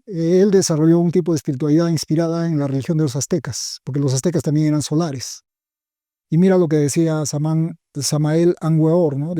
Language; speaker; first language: Spanish; native; Spanish